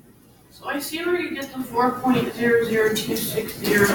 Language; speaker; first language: English; native; English